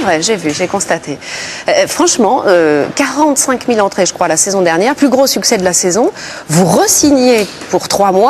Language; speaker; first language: French; native; French